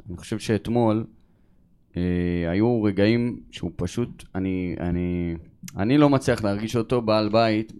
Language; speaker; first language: Hebrew; native; Hebrew